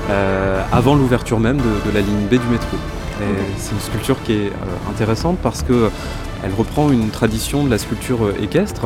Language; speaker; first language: French; native; French